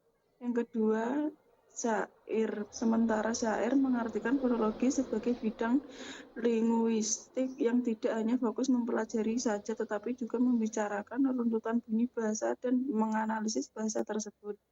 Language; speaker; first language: Indonesian; native; Indonesian